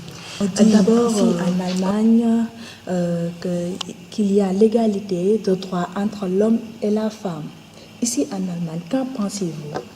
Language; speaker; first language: French; non-native, local second language; Wolof